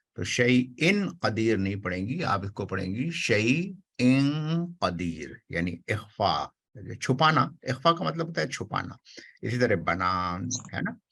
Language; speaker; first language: Urdu; native; Urdu